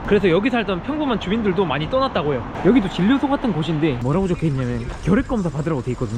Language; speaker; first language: Korean; native; Korean